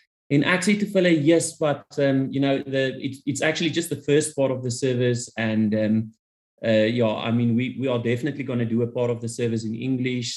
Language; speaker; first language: English; non-native, local second language; Afrikaans